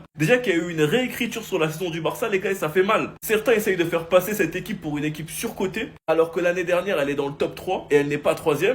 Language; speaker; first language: French; native; French